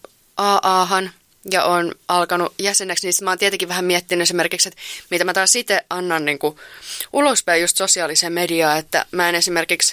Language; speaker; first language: Finnish; native; Finnish